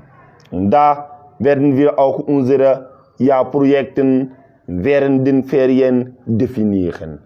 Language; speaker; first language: German; non-native, learner; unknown